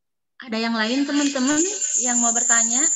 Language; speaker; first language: Indonesian; native; Indonesian